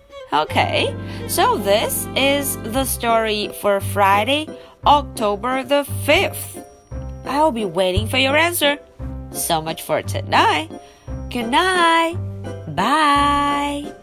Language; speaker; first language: English; non-native, fluent; Chinese